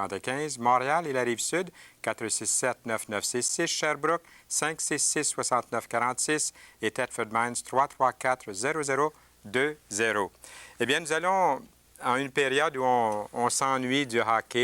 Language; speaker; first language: French; native; French